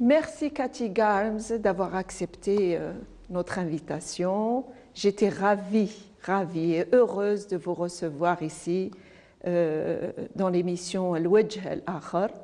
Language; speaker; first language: French; non-native, local second language; Arabic